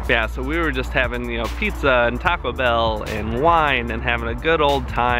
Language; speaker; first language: English; native; English